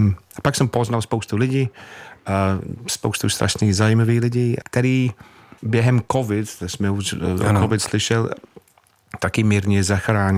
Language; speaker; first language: Czech; non-native, fluent; English